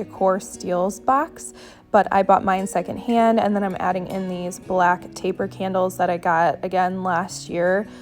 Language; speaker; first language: English; native; English